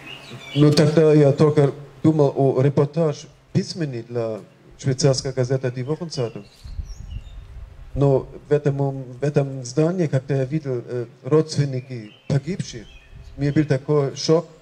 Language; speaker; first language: Russian; non-native, fluent; German